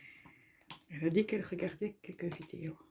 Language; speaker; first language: French; native; French